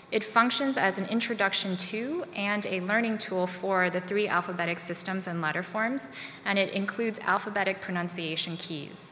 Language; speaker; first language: English; native; English